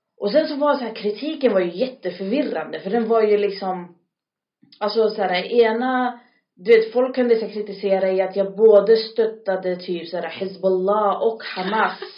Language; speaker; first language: Swedish; early bilingual, other home language; Arabic